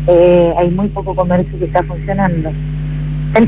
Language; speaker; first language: Spanish; native; Spanish